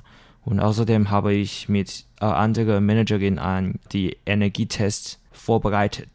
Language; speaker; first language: German; non-native, learner; Chinese